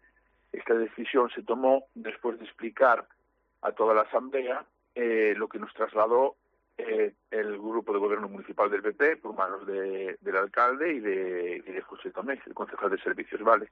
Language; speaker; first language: Spanish; native; Spanish